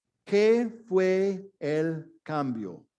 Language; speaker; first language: Spanish; non-native, fluent; English